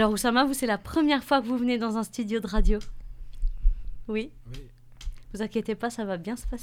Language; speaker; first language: French; native; French